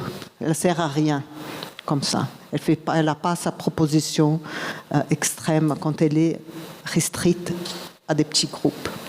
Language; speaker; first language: French; non-native, fluent; Portuguese